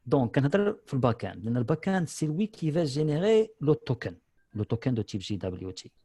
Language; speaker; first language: Arabic; native; Arabic